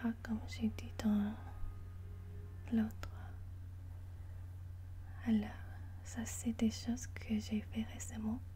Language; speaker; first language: French; non-native, learner; English